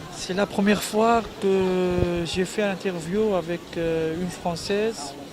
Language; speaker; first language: French; non-native, local second language; Arabic